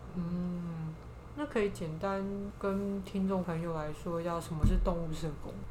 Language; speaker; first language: Chinese; native; Chinese